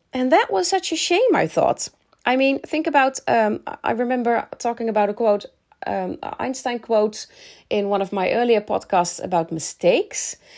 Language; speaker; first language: English; non-native, fluent; Dutch